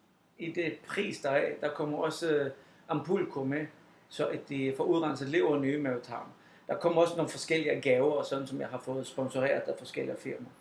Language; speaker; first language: Danish; non-native, fluent; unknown